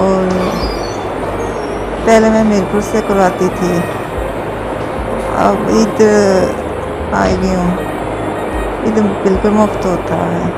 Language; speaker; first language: Hindi; non-native, local second language; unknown